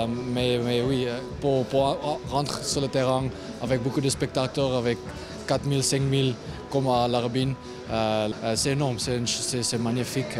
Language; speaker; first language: French; non-native, learner; Afrikaans